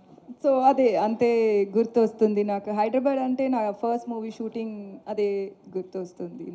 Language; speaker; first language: Telugu; non-native, learner; Tamil